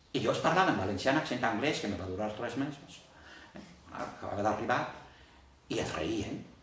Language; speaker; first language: Catalan; early bilingual, heritage; Catalan